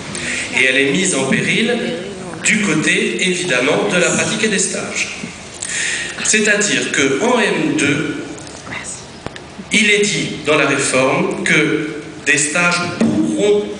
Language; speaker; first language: French; native; French